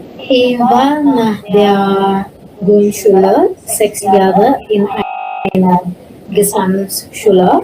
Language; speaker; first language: German; non-native, learner; Indonesian